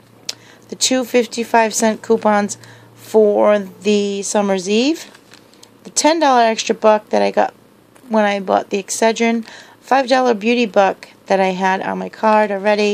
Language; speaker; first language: English; native; English